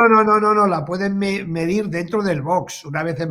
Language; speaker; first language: Spanish; native; Spanish